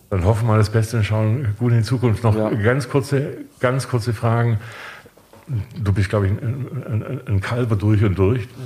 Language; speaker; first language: German; native; German